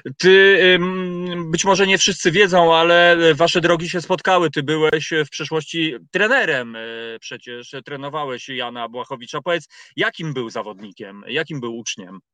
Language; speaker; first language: Polish; native; Polish